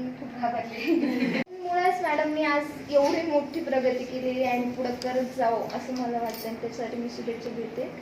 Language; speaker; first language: Marathi; non-native, local second language; Telugu